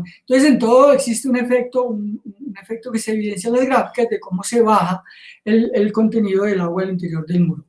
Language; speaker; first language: Spanish; native; Spanish